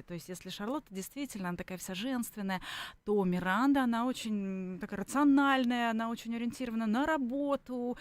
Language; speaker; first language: Russian; native; Russian